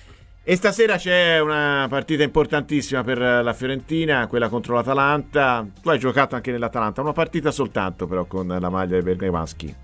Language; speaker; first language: Italian; native; Italian